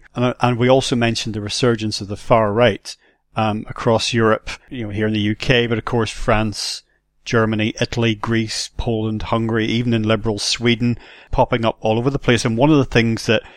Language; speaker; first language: English; native; English